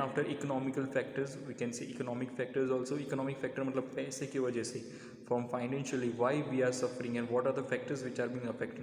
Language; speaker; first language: English; non-native, local second language; Hindi